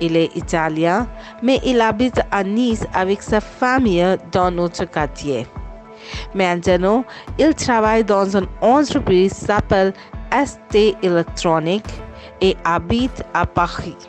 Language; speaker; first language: French; non-native, learner; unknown